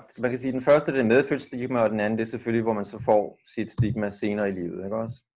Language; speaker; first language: Danish; native; Danish